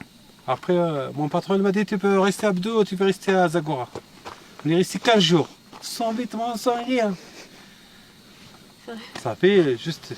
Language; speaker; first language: French; non-native, learner; Arabic